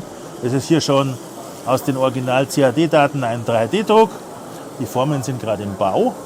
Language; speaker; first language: German; native; German